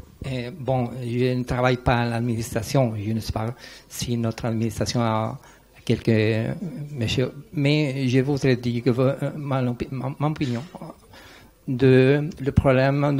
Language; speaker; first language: French; non-native, learner; Spanish